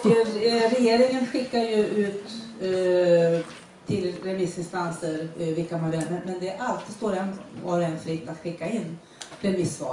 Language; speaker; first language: Swedish; native; Swedish